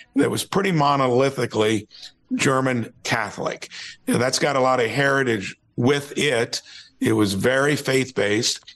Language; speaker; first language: English; native; English